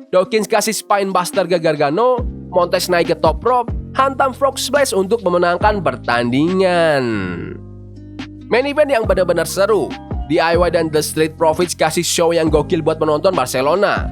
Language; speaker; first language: Indonesian; native; Indonesian